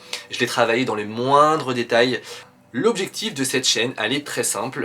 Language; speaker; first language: French; native; French